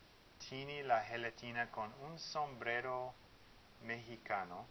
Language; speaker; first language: Spanish; non-native, fluent; English